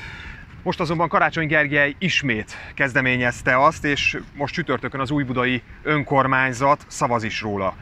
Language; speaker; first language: Hungarian; native; Hungarian